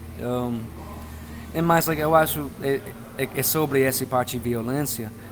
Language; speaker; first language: Portuguese; non-native, learner; English